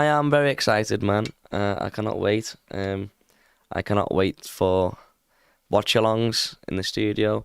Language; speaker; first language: English; native; English